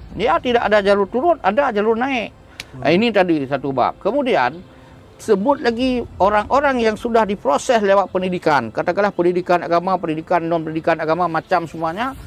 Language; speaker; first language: Malay; non-native, local second language; Achinese